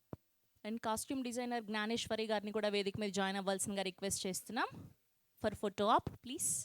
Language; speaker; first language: Telugu; native; Telugu